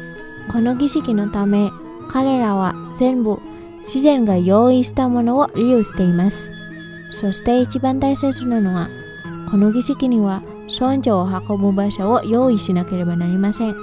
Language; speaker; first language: Japanese; non-native, fluent; Indonesian